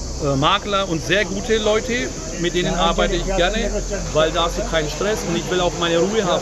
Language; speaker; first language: German; early bilingual, other home language; Turkish